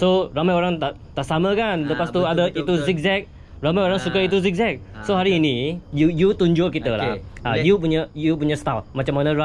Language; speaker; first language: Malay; non-native, local second language; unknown